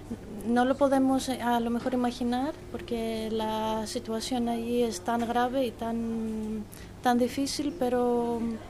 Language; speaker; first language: Spanish; non-native, fluent; Greek